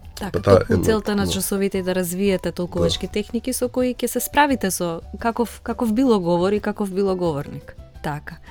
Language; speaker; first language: Macedonian; native; Macedonian